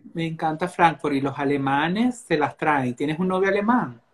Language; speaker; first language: Spanish; native; Spanish